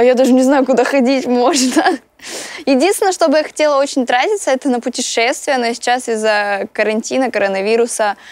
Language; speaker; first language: Russian; native; Russian